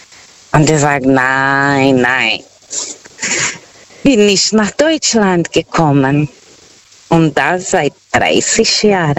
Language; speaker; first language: German; non-native, fluent; Portuguese